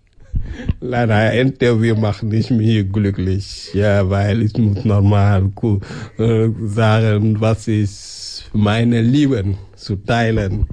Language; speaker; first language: German; non-native, learner; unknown